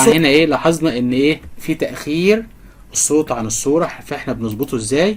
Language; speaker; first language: Arabic; native; Arabic